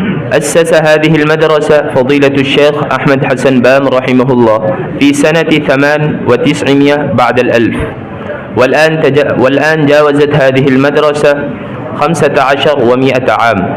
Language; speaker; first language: Arabic; non-native, learner; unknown